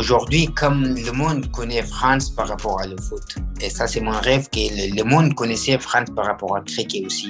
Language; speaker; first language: French; non-native, learner; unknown